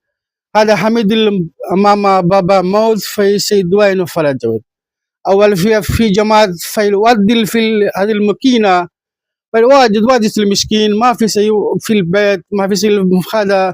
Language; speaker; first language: Arabic; non-native, learner; Bangla